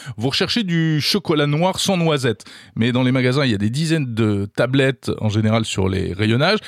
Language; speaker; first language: French; native; French